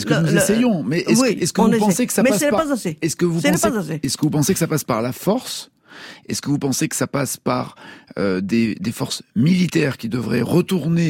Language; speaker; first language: French; native; French